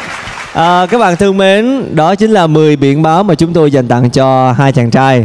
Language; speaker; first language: Vietnamese; native; Vietnamese